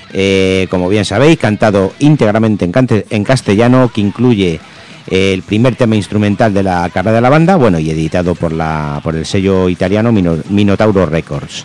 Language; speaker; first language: Spanish; native; Spanish